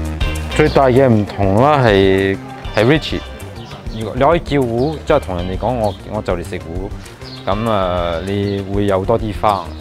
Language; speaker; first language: Cantonese; early bilingual, heritage; Cantonese